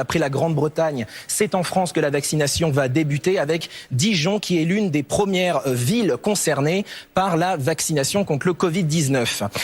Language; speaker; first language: French; native; French